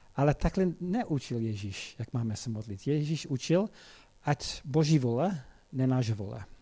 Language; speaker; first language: Czech; non-native, fluent; English